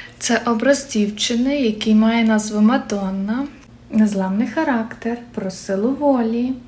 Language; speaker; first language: Ukrainian; native; Ukrainian